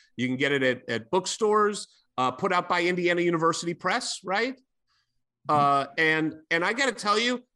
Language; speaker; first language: English; native; English